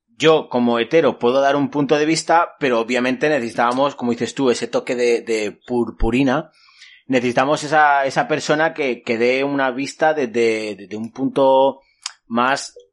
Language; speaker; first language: Spanish; native; Spanish